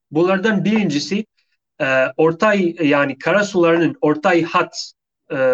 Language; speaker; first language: Turkish; non-native, fluent; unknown